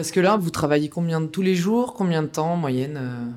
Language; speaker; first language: French; native; French